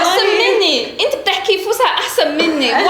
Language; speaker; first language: Arabic; non-native, fluent; Chinese